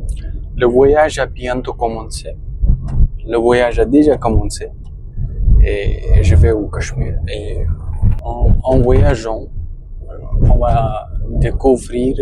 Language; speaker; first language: French; non-native, learner; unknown